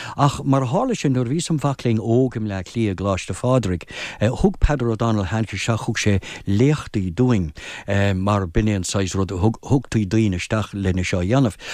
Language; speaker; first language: Irish; non-native, local second language; English